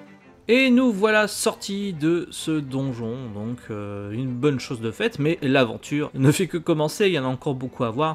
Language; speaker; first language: French; native; French